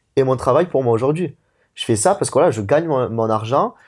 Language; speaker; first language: French; native; French